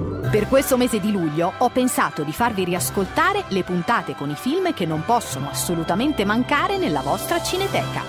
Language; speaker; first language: Italian; native; Italian